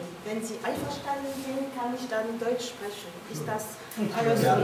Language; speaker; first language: German; non-native, learner; French